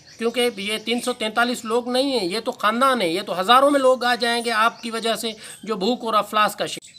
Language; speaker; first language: Urdu; non-native, local second language; Sindhi